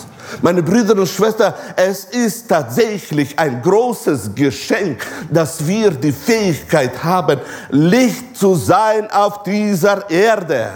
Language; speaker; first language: German; non-native, fluent; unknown